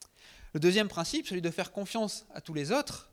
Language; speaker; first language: French; native; French